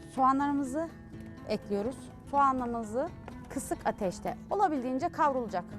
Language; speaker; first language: Turkish; native; Turkish